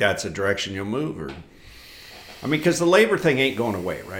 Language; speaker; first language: English; native; English